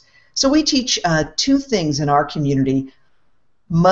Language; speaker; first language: English; native; English